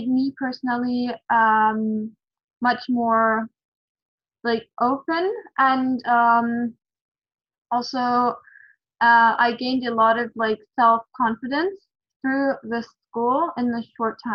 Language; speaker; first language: English; non-native, fluent; German